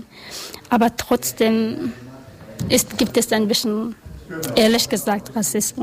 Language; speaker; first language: German; non-native, learner; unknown